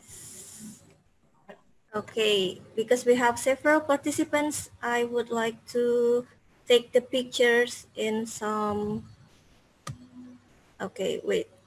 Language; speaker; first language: English; non-native, fluent; Indonesian